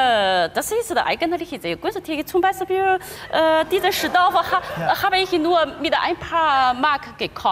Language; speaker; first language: German; non-native, fluent; Chinese